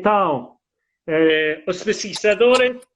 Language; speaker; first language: Portuguese; non-native, fluent; Spanish